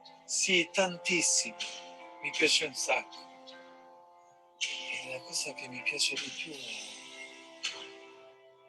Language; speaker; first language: Italian; non-native, learner; English